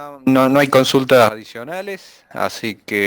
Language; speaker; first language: Spanish; native; Spanish